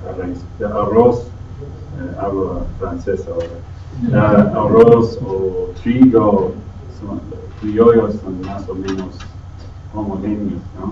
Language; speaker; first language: Spanish; non-native, learner; English